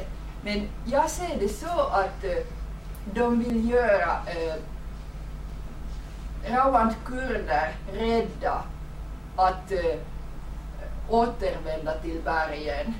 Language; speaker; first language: Swedish; non-native, fluent; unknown